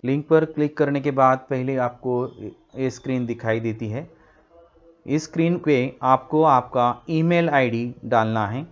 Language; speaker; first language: Hindi; non-native, local second language; Marathi